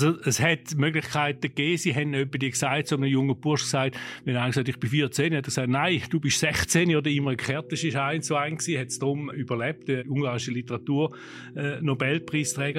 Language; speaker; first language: German; native; German